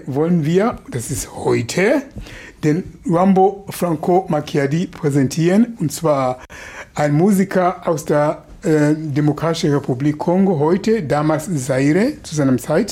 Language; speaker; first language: German; non-native, fluent; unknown